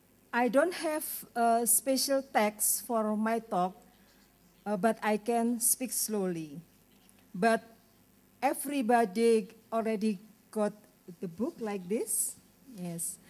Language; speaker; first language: English; non-native, learner; Indonesian